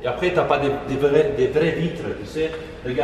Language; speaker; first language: French; non-native, fluent; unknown